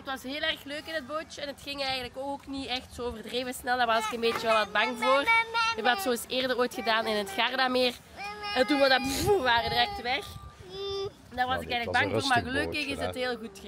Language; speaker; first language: Dutch; native; Dutch